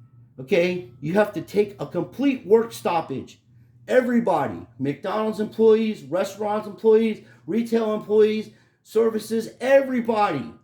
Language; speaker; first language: English; native; English